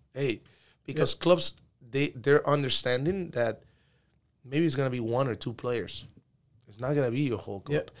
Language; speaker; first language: English; early bilingual, other home language; Spanish